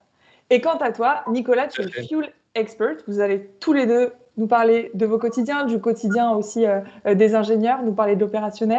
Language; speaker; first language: French; native; French